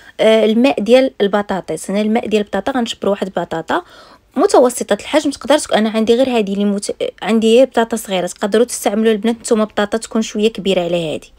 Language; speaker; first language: Arabic; native; Arabic